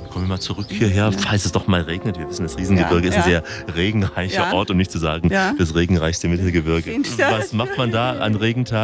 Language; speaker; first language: German; native; German